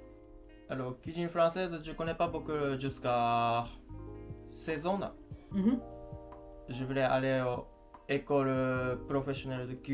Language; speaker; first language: French; non-native, learner; Japanese